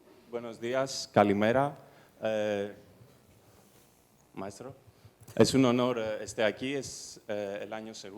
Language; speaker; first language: Spanish; non-native, fluent; Greek